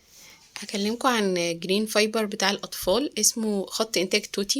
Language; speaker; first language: Arabic; native; Arabic